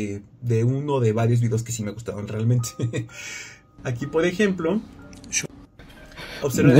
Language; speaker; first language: Spanish; native; Spanish